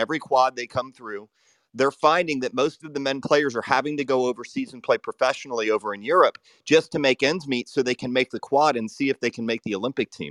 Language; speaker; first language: English; native; English